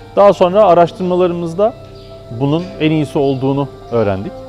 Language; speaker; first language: Turkish; native; Turkish